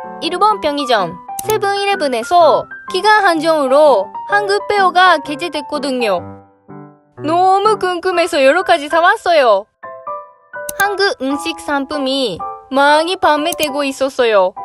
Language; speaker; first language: Korean; non-native, learner; Japanese